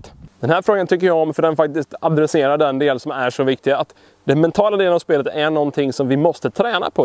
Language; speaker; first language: Swedish; native; Swedish